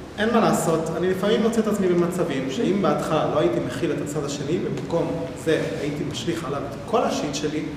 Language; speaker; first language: Hebrew; non-native, local second language; Arabic